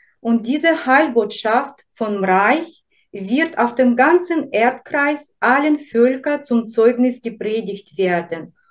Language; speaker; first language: German; non-native, fluent; Russian